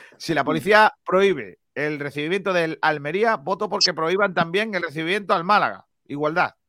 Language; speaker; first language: Spanish; native; Spanish